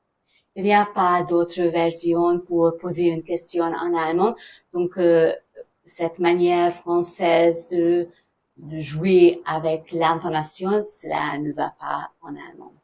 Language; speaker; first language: French; non-native, fluent; German